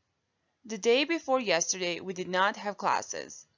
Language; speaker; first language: English; non-native, fluent; Bosnian